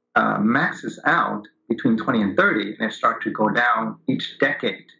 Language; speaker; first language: English; early bilingual, other home language; Vietnamese